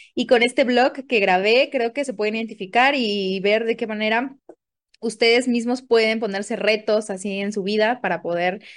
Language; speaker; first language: Spanish; native; Spanish